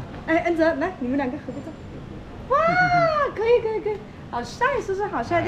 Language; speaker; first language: Chinese; native; Chinese